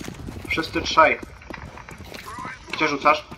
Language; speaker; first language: Polish; native; Polish